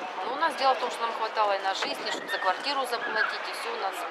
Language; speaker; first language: Russian; native; Russian